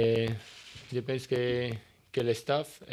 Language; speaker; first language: French; non-native, learner; Spanish